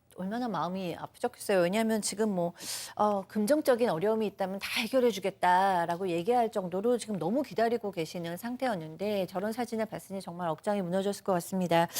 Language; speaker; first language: Korean; native; Korean